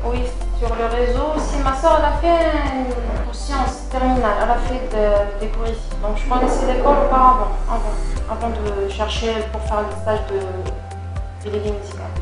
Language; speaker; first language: French; non-native, local second language; Kabyle